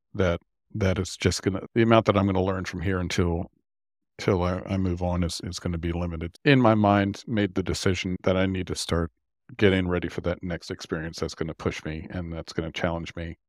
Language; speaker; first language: English; native; English